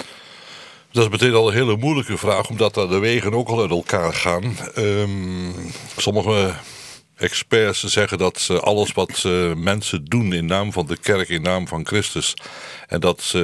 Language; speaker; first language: Dutch; native; Dutch